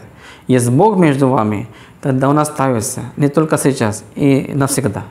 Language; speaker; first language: Russian; non-native, fluent; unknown